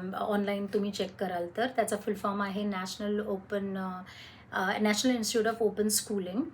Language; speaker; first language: Marathi; non-native, local second language; Hindi